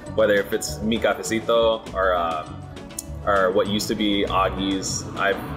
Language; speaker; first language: English; native; English